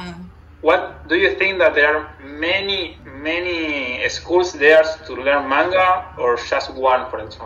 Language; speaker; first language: English; non-native, learner; Spanish